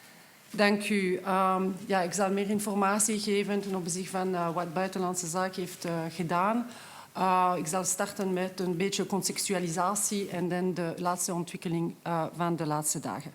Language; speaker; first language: Dutch; non-native, local second language; French